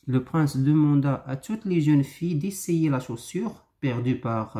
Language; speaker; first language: French; non-native, local second language; Arabic